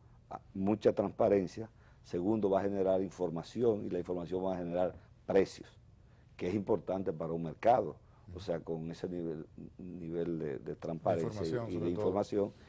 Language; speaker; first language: Spanish; native; Spanish